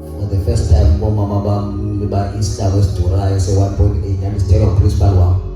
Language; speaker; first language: Zulu; non-native, local second language; Xhosa